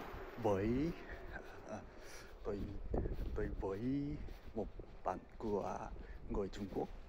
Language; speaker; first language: Vietnamese; non-native, learner; Japanese